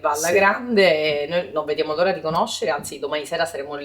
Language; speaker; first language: Italian; native; Italian